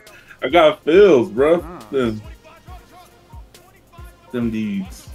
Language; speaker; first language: English; native; English